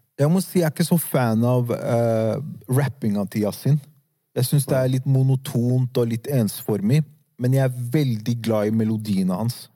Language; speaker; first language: Norwegian; early bilingual, other home language; Arabic